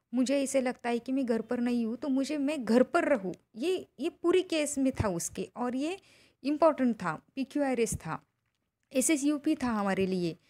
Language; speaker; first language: Hindi; non-native, local second language; Marathi